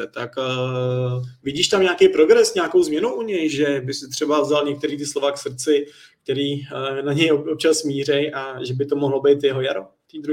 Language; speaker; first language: Czech; native; Czech